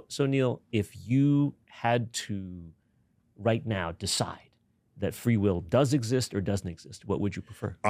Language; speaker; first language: English; native; English